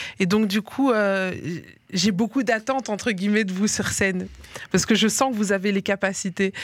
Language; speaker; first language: French; native; French